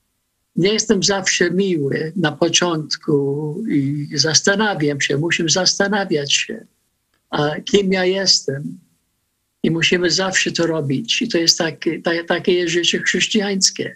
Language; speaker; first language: Polish; early bilingual, heritage; Polish